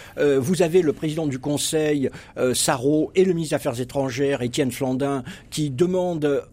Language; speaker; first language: French; native; French